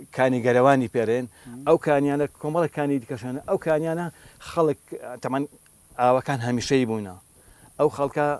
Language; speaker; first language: Central Kurdish; native; Central Kurdish